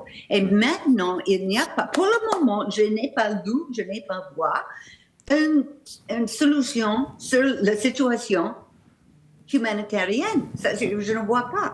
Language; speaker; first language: French; non-native, learner; English